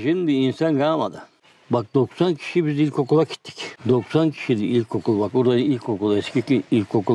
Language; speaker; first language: Turkish; native; Turkish